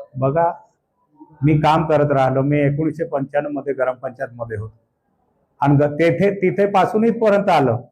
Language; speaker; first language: Marathi; non-native, local second language; Bhili